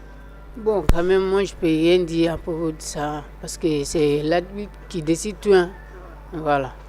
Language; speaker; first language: French; non-native, local second language; Bambara